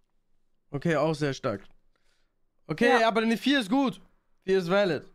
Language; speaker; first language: German; native; German